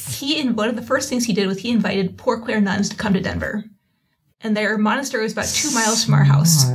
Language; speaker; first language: English; native; English